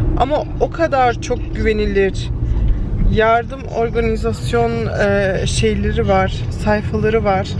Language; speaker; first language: Turkish; early bilingual, heritage; Turkish